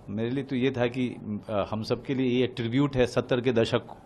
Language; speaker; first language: Hindi; native; Hindi